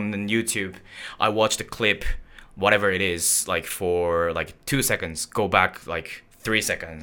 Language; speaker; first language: English; non-native, fluent; Japanese